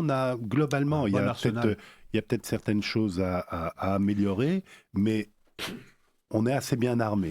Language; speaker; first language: French; native; French